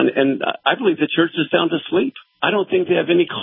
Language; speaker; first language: English; native; English